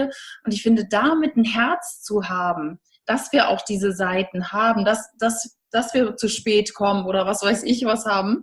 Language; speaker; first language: German; native; German